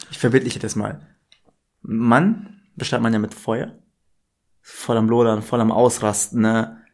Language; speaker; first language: German; native; German